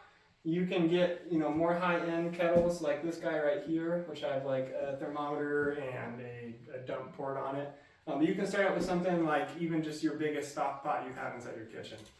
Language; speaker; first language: English; native; English